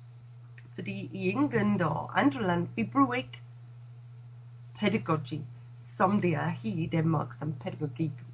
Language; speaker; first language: Danish; non-native, fluent; English